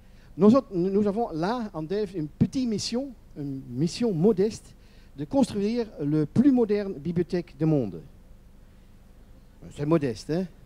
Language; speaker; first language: French; non-native, learner; Dutch